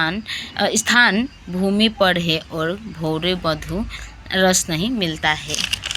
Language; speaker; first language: Hindi; non-native, local second language; Assamese